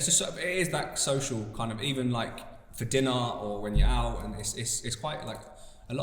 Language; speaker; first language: English; native; English